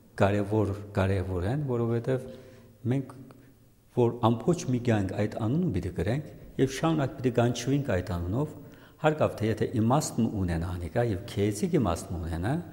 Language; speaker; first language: Armenian; native; Armenian